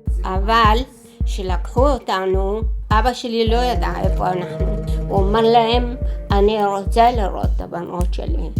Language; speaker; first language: Hebrew; early bilingual, other home language; Arabic